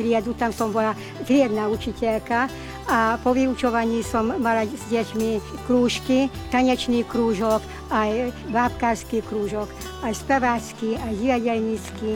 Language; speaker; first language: Slovak; native; Slovak